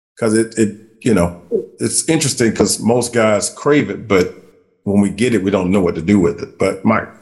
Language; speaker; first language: English; native; English